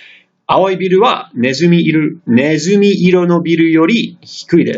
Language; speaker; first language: Japanese; non-native, fluent; English